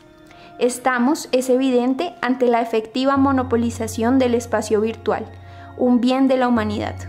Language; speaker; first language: Spanish; native; Spanish